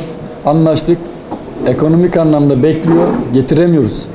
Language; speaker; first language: Turkish; native; Turkish